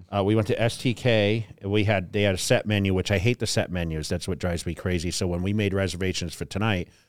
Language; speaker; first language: English; native; English